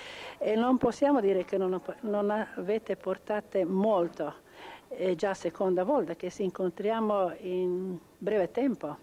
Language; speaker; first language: Italian; non-native, local second language; Croatian